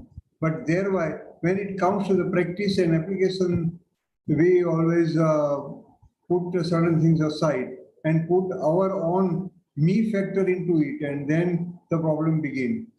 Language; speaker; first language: English; non-native, local second language; Hindi